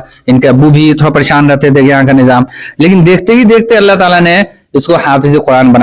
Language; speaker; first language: Urdu; native; Urdu